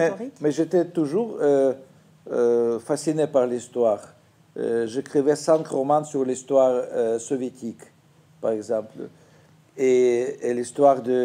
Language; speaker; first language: French; non-native, fluent; Russian